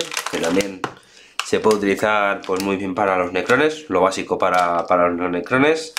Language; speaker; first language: Spanish; native; Spanish